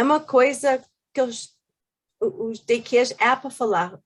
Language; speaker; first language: Portuguese; early bilingual, heritage; Portuguese